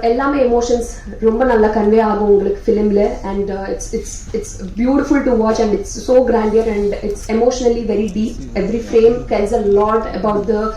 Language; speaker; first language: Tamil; non-native, learner; Telugu